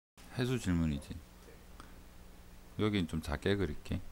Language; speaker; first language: Korean; native; Korean